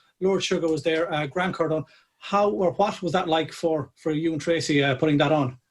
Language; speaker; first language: English; native; English